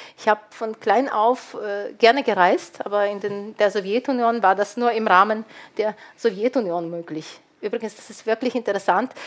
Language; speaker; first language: German; non-native, fluent; Ukrainian